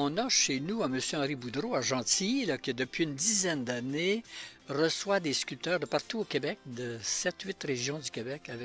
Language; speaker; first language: French; native; French